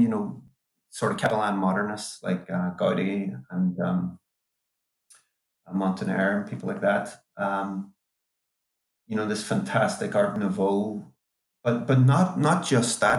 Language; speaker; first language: English; native; English